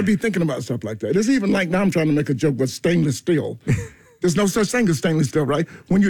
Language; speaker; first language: English; native; English